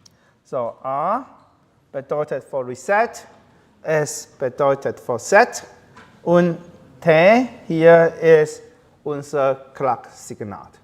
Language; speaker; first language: German; non-native, learner; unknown